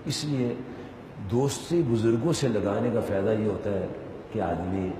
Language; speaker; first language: Urdu; non-native, local second language; Punjabi